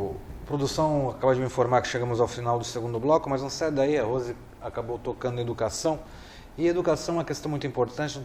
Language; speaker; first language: Portuguese; native; Portuguese